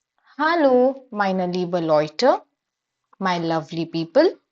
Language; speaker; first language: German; non-native, fluent; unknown